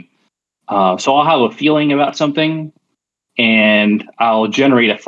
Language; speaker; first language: English; native; English